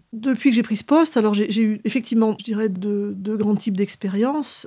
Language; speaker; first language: French; native; French